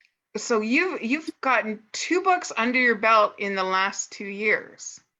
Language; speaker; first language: English; native; English